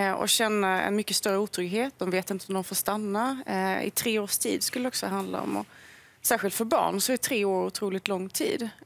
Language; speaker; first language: Swedish; native; Swedish